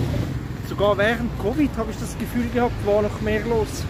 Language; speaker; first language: German; native; German